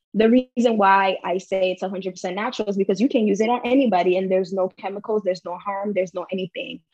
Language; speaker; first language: English; early bilingual, heritage; English